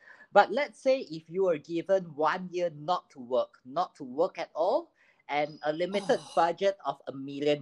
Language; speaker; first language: English; non-native, local second language; Chinese